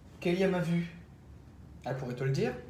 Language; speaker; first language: French; native; French